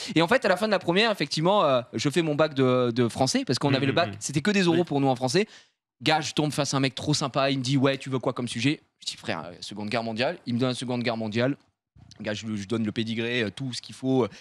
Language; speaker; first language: French; native; French